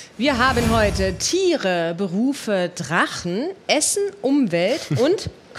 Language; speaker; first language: German; native; German